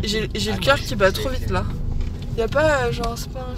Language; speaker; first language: French; native; French